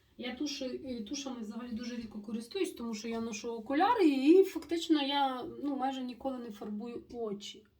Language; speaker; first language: Ukrainian; non-native, local second language; Russian